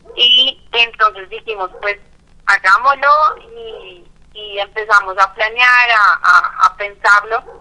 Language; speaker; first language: Spanish; non-native, fluent; French